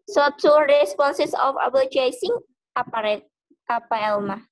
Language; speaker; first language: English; non-native, learner; Indonesian